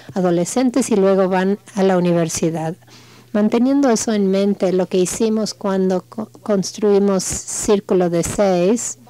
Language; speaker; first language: Spanish; non-native, fluent; English